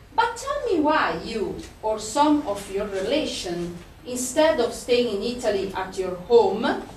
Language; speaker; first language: English; non-native, fluent; Italian